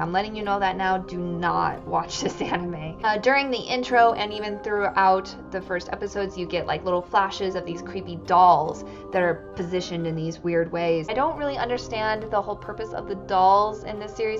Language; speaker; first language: English; native; English